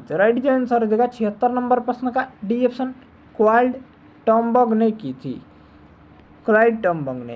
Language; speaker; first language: Hindi; native; Hindi